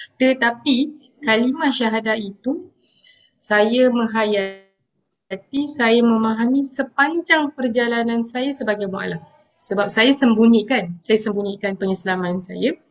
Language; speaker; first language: Malay; non-native, local second language; Tamil